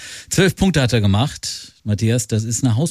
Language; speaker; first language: German; native; German